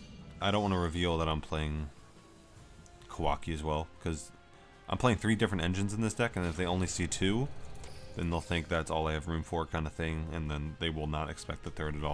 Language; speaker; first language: English; native; English